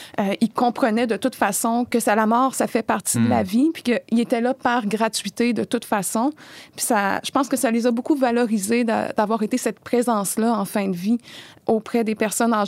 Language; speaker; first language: French; native; French